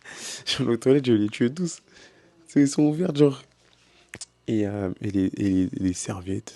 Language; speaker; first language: French; native; French